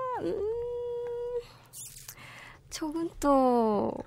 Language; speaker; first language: Korean; non-native, learner; Japanese